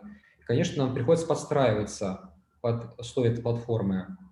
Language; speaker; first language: Russian; native; Russian